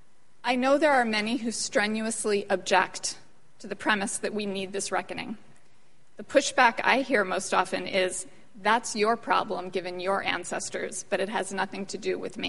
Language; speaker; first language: English; native; English